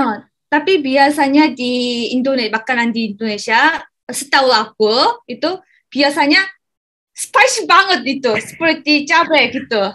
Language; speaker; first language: Indonesian; non-native, learner; Korean